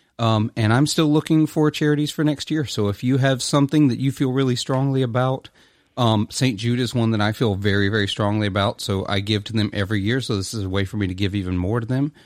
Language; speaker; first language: English; native; English